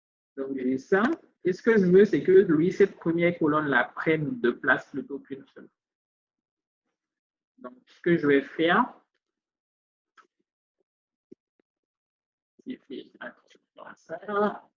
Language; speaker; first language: French; native; French